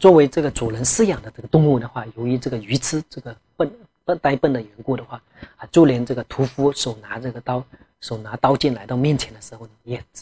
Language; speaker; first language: Chinese; non-native, local second language; Tibetan